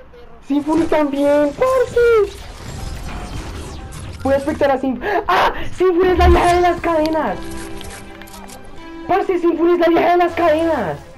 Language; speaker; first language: Spanish; native; Spanish